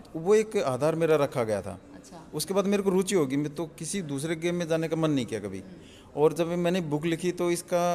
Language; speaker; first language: Hindi; native; Hindi